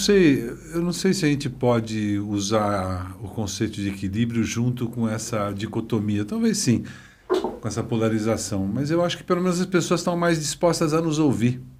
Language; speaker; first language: Portuguese; native; Portuguese